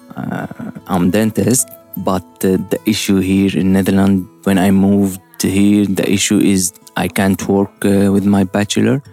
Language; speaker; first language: English; non-native, learner; Arabic